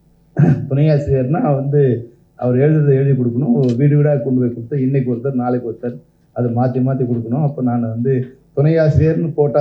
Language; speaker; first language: Tamil; native; Tamil